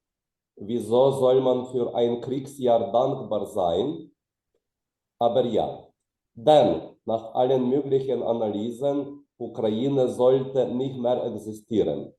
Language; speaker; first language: German; non-native, fluent; Ukrainian